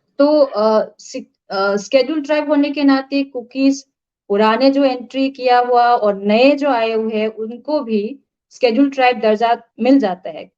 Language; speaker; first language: Hindi; non-native, local second language; Manipuri